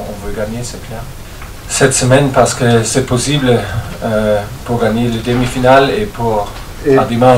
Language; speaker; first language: French; non-native, fluent; German